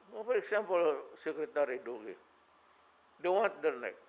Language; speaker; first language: English; non-native, local second language; Filipino